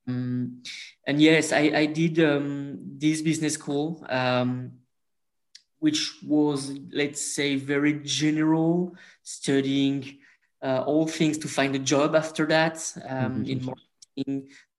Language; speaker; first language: English; non-native, fluent; French